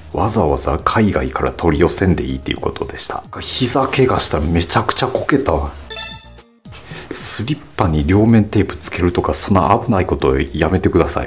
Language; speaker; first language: Japanese; native; Japanese